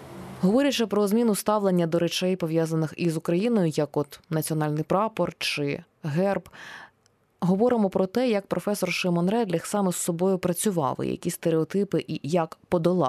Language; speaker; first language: Ukrainian; native; Ukrainian